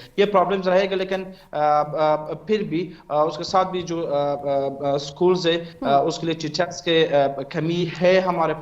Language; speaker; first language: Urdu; non-native, fluent; Persian